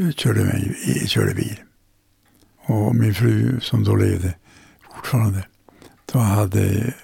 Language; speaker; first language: Swedish; native; Swedish